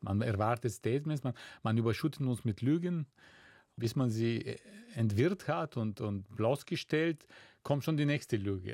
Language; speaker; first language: German; non-native, fluent; Bulgarian